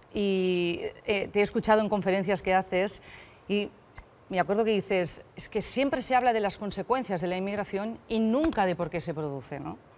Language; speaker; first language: Spanish; non-native, local second language; Catalan